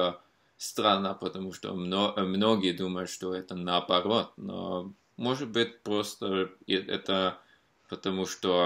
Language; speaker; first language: Russian; non-native, fluent; Norwegian